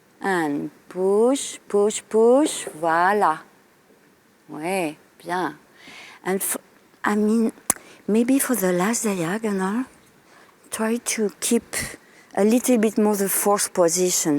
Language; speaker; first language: English; non-native, fluent; French